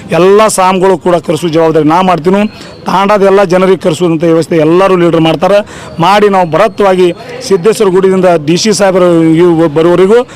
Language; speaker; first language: Kannada; non-native, local second language; Lambadi